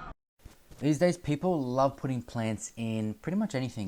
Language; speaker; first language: English; native; English